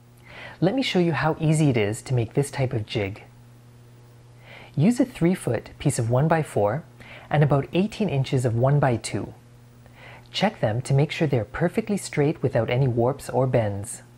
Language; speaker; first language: English; native; English